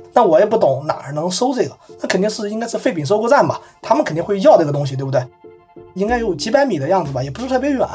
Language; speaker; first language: Chinese; native; Chinese